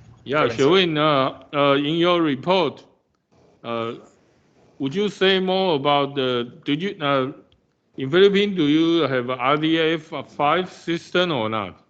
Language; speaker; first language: English; non-native, fluent; Chinese